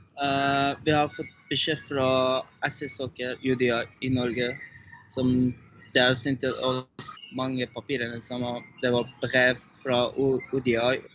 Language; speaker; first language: Norwegian; non-native, learner; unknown